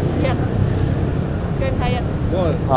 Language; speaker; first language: English; non-native, learner; Indonesian